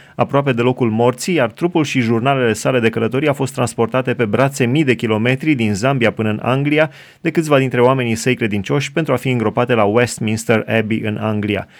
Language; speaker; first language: Romanian; native; Romanian